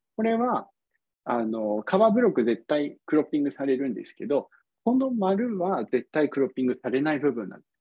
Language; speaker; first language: Japanese; non-native, fluent; English